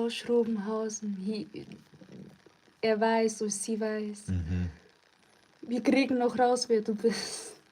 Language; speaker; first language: German; early bilingual, other home language; Turkish